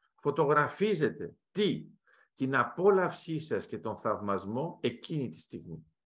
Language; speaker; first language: Greek; early bilingual, heritage; Greek